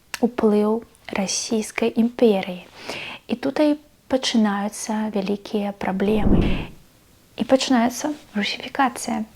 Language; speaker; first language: Belarusian; non-native, local second language; Russian